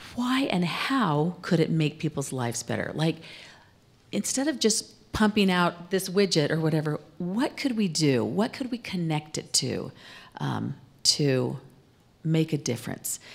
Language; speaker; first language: English; native; English